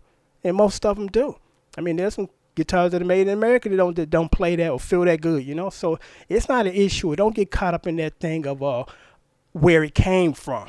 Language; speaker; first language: English; native; English